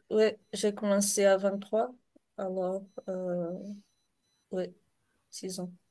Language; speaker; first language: French; non-native, learner; Portuguese